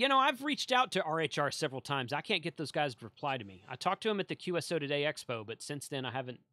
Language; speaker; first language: English; native; English